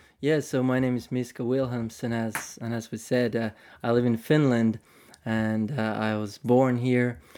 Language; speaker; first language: English; non-native, fluent; Finnish